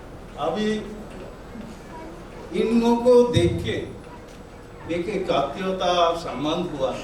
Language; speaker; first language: Hindi; non-native, local second language; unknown